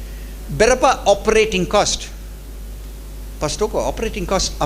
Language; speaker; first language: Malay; non-native, learner; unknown